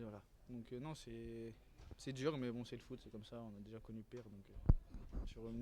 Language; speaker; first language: French; native; French